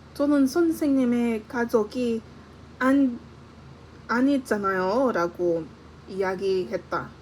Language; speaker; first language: Korean; non-native, learner; English